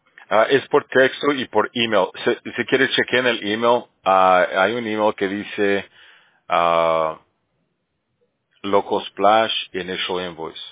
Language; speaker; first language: Spanish; native; Spanish